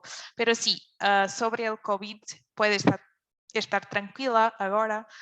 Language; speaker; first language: Spanish; non-native, fluent; Portuguese